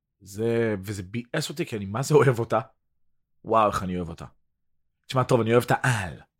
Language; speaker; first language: Hebrew; early bilingual, other home language; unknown